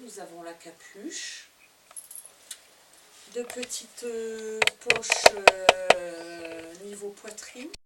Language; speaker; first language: French; native; French